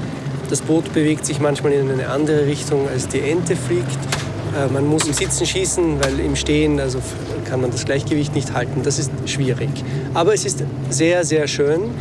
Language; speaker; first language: German; native; German